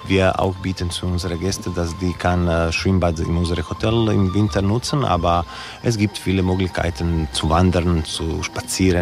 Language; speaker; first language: German; non-native, learner; Croatian